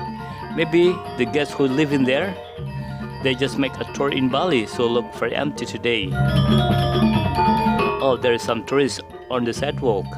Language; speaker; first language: English; non-native, local second language; Indonesian